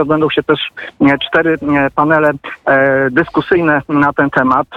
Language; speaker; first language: Polish; native; Polish